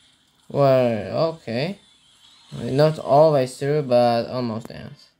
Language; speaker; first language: English; non-native, learner; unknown